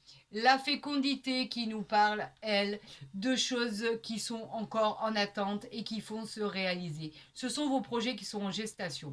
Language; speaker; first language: French; native; French